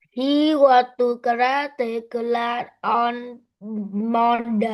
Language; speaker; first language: English; non-native, learner; Vietnamese